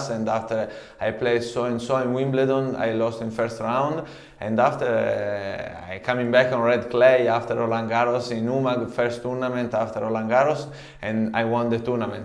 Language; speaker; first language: English; non-native, learner; Italian